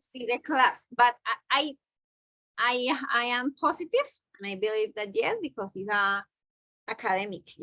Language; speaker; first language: English; non-native, learner; Spanish